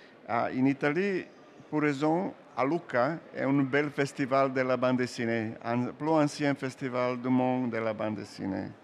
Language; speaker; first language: French; non-native, learner; Serbian